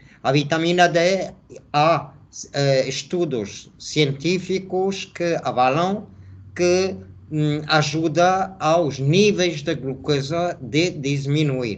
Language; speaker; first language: Portuguese; non-native, fluent; Spanish